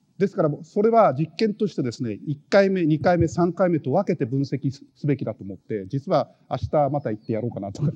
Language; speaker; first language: Japanese; native; Japanese